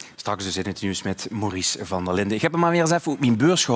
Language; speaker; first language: Dutch; native; Dutch